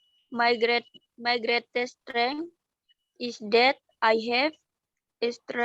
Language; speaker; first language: English; non-native, learner; Indonesian